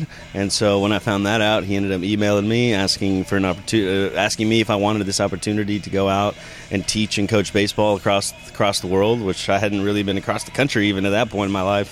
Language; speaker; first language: English; early bilingual, other home language; Spanish